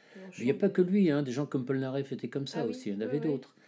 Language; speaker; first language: French; native; French